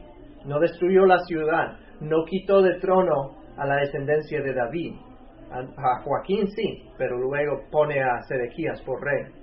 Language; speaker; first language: Spanish; native; Spanish